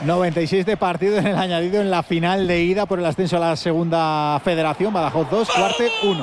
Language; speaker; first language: Spanish; native; Spanish